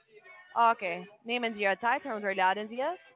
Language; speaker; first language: German; non-native, fluent; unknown